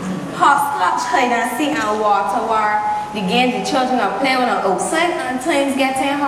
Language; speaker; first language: English; native; English